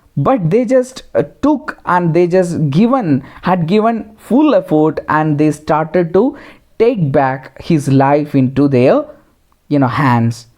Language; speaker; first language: English; non-native, local second language; Malayalam